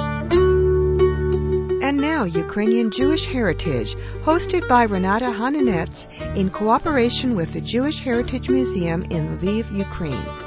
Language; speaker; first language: English; early bilingual, other home language; Ukrainian